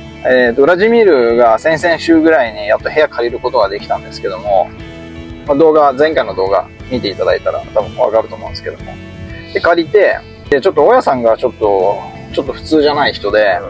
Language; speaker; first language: Japanese; native; Japanese